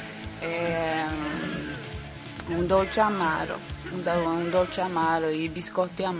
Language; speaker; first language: Italian; non-native, learner; Swedish